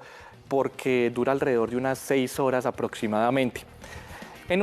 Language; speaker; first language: Spanish; native; Spanish